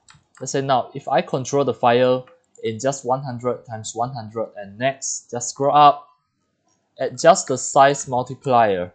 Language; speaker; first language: English; non-native, fluent; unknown